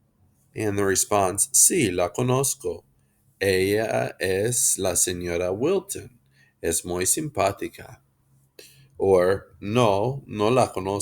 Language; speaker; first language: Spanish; non-native, fluent; English